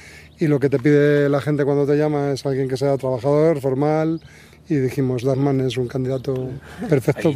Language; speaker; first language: Spanish; native; Spanish